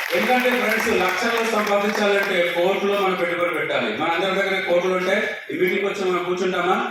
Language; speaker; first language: Telugu; non-native, local second language; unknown